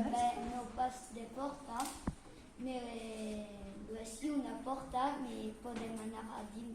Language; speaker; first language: Catalan; non-native, local second language; French